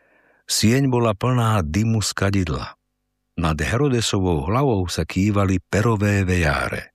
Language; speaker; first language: Slovak; native; Slovak